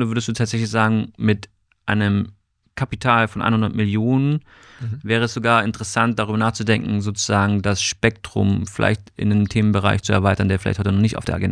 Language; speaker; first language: German; native; German